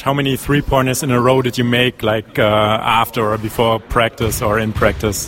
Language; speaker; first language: English; non-native, fluent; German